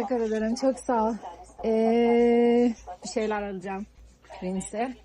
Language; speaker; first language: Turkish; non-native, fluent; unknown